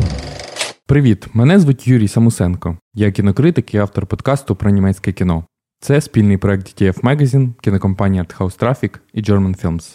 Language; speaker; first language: Ukrainian; native; Ukrainian